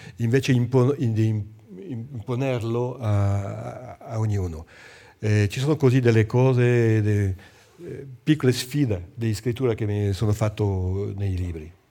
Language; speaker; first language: Italian; non-native, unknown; French